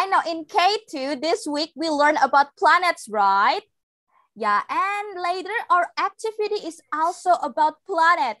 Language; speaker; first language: English; non-native, local second language; Indonesian